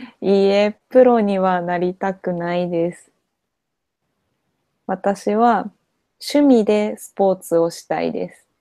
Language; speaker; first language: Japanese; non-native, fluent; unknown